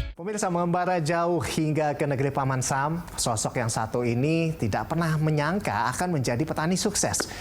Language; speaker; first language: Indonesian; native; Indonesian